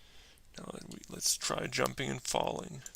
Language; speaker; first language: English; native; English